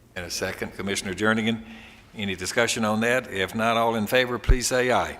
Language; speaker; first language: English; native; English